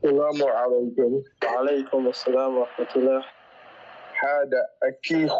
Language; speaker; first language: Arabic; non-native, learner; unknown